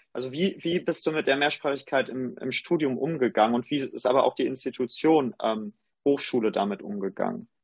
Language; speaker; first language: German; native; German